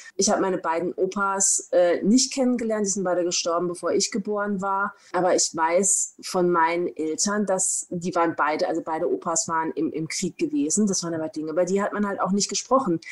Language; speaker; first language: German; native; German